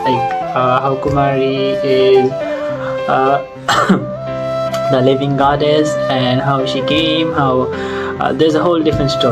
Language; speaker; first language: English; non-native, local second language; Nepali